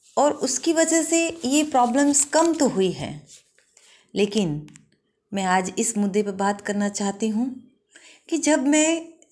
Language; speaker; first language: Hindi; non-native, local second language; Gujarati